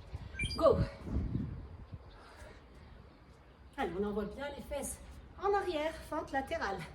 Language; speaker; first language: French; native; French